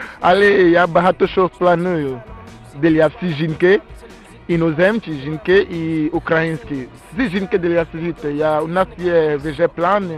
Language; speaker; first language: Ukrainian; non-native, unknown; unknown